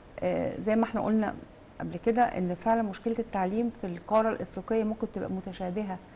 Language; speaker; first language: Arabic; native; Arabic